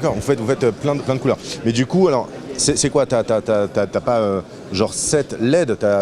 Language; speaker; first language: French; native; French